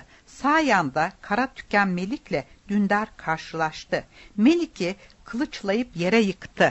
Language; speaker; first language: Turkish; native; Turkish